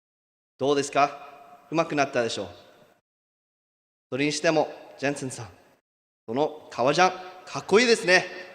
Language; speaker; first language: Japanese; non-native, learner; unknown